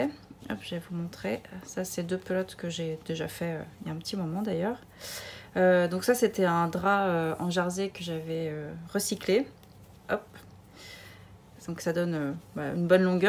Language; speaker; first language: French; native; French